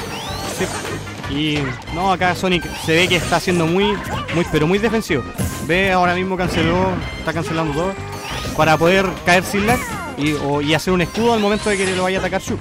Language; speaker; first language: Spanish; native; Spanish